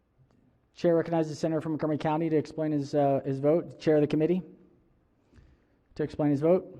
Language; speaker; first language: English; native; English